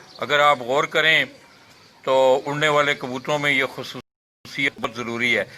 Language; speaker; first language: Urdu; non-native, local second language; Punjabi